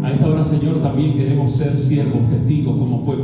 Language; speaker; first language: Spanish; native; Spanish